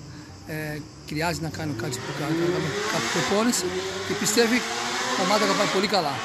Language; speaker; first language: Greek; non-native, learner; Portuguese